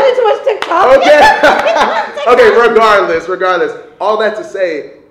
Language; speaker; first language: English; native; English